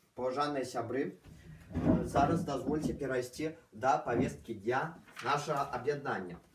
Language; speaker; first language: Belarusian; non-native, local second language; Russian